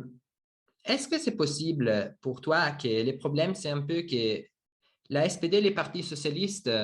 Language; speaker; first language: French; non-native, learner; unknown